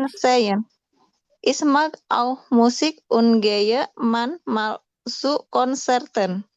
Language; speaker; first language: German; non-native, learner; Indonesian